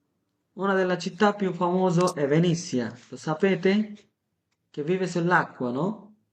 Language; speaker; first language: Italian; non-native, fluent; Bangla